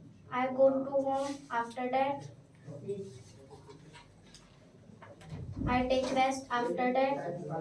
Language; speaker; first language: English; non-native, learner; Hindi